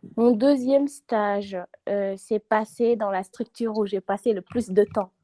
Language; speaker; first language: French; non-native, local second language; Wolof